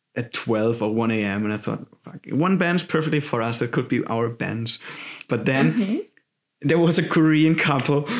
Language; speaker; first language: English; non-native, fluent; German